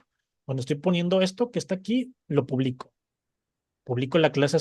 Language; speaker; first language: Spanish; native; Spanish